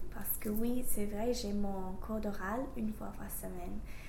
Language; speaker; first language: French; non-native, fluent; English